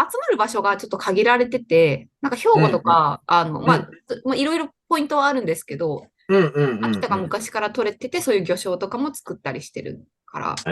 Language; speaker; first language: Japanese; native; Japanese